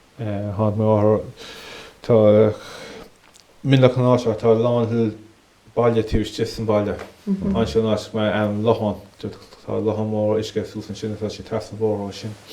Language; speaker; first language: Irish; native; Irish